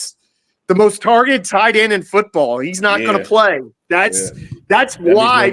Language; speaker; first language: English; native; English